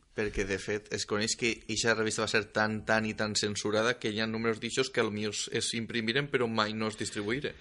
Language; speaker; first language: Catalan; native; Catalan